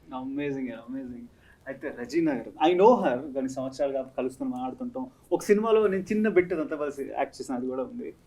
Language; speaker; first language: Telugu; native; Telugu